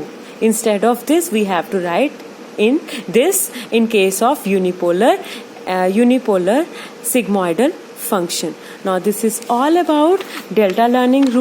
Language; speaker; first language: English; non-native, local second language; Hindi